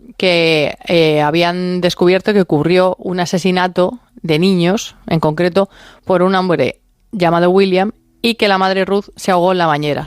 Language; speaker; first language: Spanish; native; Spanish